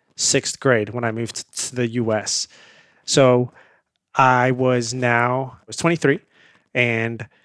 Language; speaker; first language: English; early bilingual, other home language; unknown